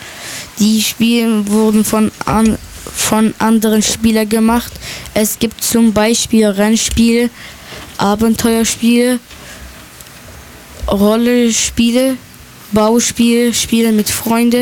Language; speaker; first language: German; non-native, learner; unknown